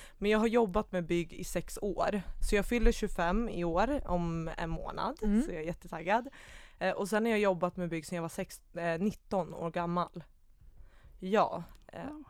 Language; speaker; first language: Swedish; early bilingual, other home language; Baluchi